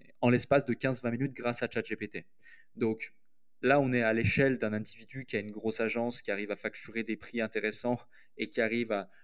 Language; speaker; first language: French; native; French